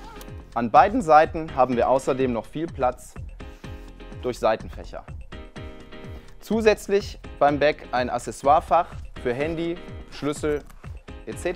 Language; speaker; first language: German; native; German